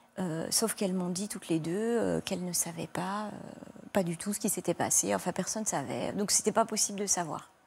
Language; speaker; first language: French; native; French